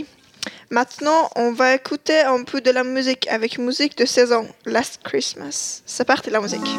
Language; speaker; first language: French; non-native, learner; Persian